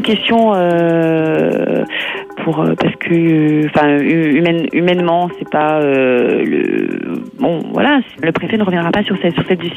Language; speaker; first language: French; native; French